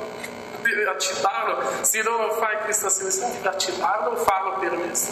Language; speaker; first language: Italian; non-native, learner; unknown